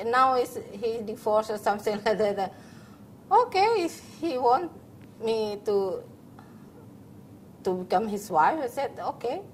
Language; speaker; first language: English; non-native, learner; Indonesian